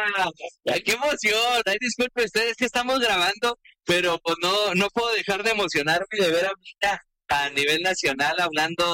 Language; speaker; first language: Spanish; native; Spanish